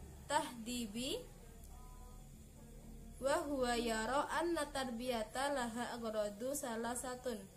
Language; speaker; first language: Arabic; non-native, learner; Indonesian